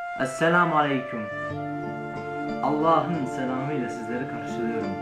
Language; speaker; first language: Turkish; native; Turkish